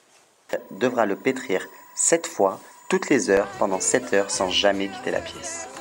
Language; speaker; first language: French; native; French